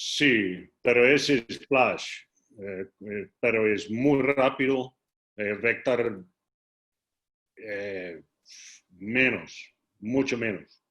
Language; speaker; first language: Spanish; non-native, learner; English